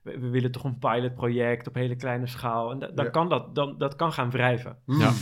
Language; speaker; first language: Dutch; native; Dutch